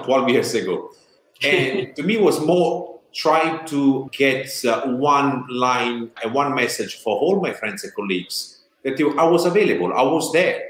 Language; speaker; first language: English; non-native, fluent; Italian